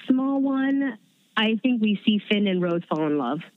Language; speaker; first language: English; early bilingual, other home language; Chinese